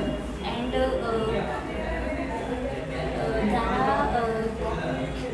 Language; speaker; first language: English; non-native, learner; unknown